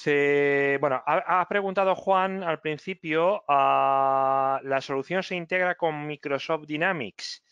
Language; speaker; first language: Spanish; native; Spanish